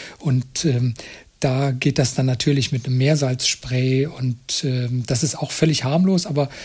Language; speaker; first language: German; native; German